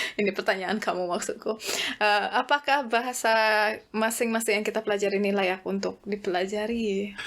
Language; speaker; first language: Indonesian; native; Indonesian